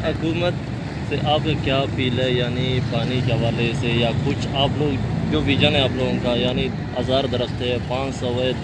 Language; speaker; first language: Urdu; non-native, local second language; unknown